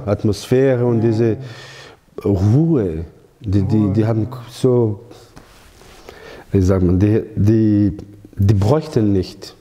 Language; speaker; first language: German; non-native, learner; Croatian